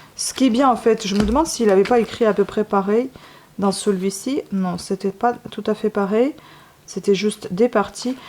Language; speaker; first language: French; non-native, fluent; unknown